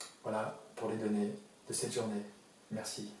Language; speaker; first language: French; native; French